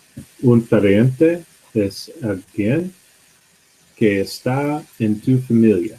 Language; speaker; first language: Spanish; non-native, learner; English